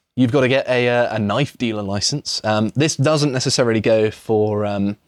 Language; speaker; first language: English; native; English